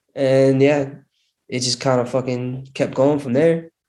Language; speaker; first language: English; early bilingual, other home language; Hindi